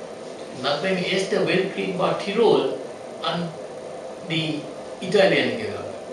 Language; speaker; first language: German; non-native, learner; Sinhala